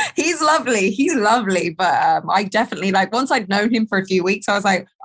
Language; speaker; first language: English; native; English